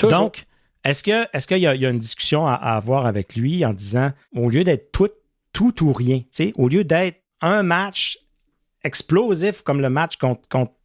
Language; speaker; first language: French; native; French